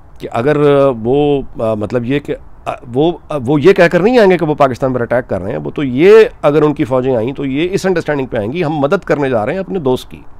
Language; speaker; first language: Urdu; native; Urdu